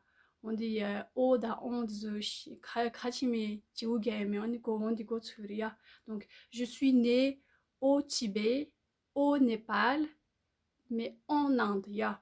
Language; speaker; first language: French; non-native, learner; Tibetan